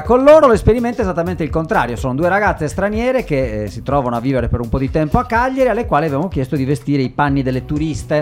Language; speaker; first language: Italian; native; Italian